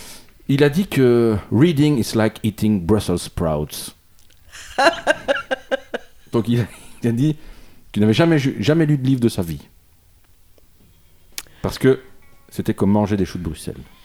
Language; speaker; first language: French; native; French